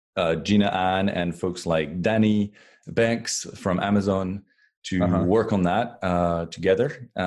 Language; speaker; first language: English; non-native, fluent; French